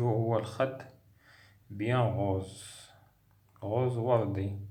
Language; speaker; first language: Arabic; native; Arabic